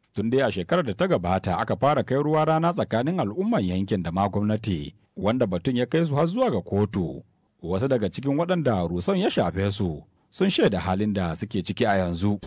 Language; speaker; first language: Hausa; native; Hausa